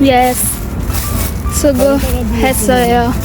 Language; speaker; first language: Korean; non-native, learner; Filipino